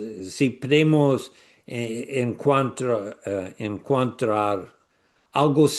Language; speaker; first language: Spanish; non-native, learner; English